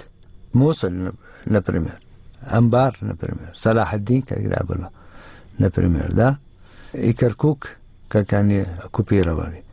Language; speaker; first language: Russian; non-native, fluent; Arabic